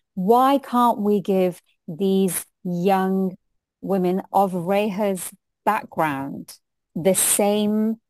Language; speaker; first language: English; non-native, local second language; Hindi